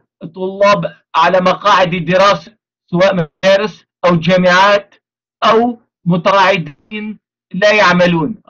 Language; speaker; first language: Arabic; native; Arabic